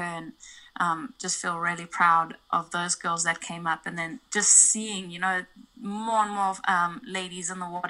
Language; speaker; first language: English; native; English